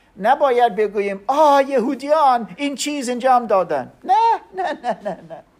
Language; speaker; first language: Persian; non-native, learner; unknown